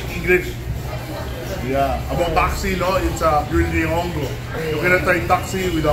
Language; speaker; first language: English; non-native, local second language; Filipino